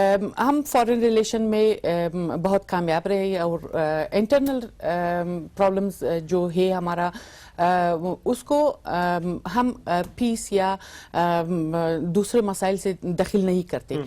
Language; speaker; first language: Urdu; non-native, learner; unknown